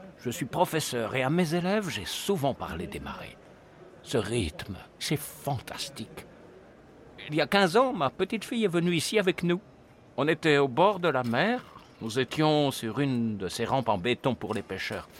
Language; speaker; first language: French; non-native, fluent; Swiss German